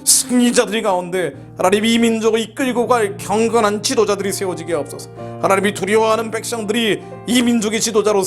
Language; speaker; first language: Korean; native; Korean